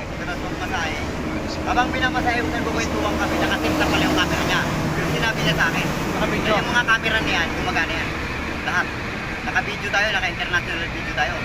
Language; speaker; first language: Filipino; native; Filipino